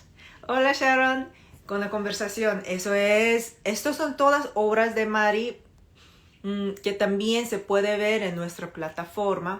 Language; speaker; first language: Spanish; non-native, fluent; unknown